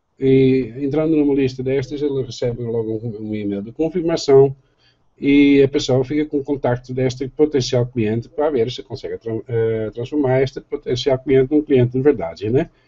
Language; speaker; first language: Portuguese; non-native, fluent; Dutch